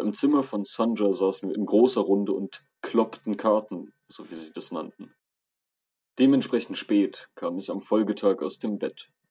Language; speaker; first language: German; native; German